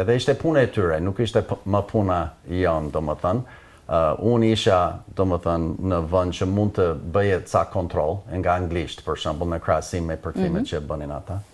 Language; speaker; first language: Albanian; non-native, fluent; English